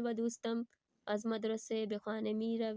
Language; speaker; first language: Persian; non-native, fluent; Urdu